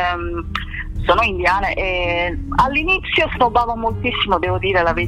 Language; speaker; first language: Italian; non-native, fluent; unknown